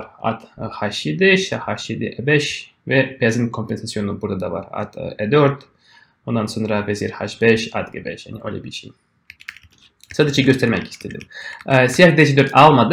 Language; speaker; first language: Turkish; non-native, fluent; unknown